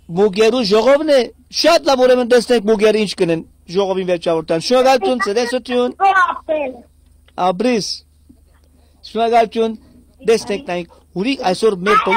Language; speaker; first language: Armenian; early bilingual, heritage; Armenian